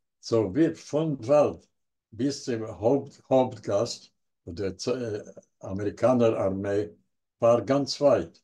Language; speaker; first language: German; non-native, learner; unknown